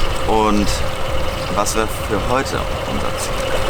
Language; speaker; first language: German; native; German